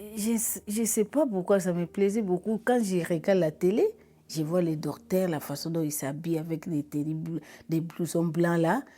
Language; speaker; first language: French; non-native, local second language; Lingala